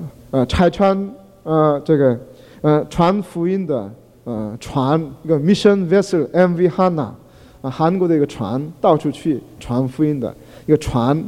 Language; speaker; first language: Chinese; non-native, fluent; Korean